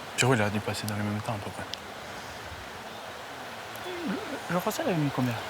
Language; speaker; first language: French; native; French